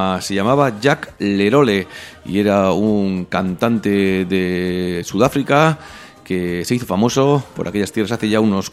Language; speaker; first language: Spanish; native; Spanish